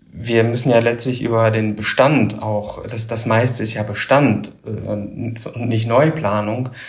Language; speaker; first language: German; native; German